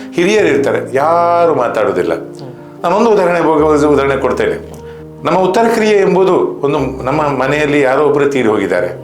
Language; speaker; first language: Kannada; non-native, local second language; Tulu